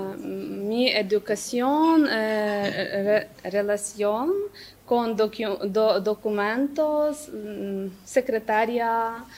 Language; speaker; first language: Spanish; non-native, learner; Ukrainian